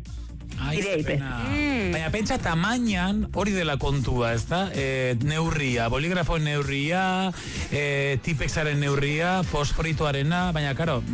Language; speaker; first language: Basque; native; Basque